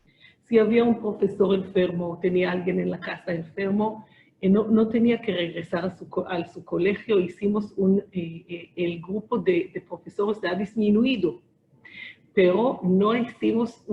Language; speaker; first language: Spanish; non-native, fluent; Hebrew